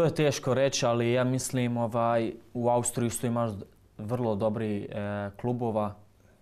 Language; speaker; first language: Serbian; early bilingual, heritage; Croatian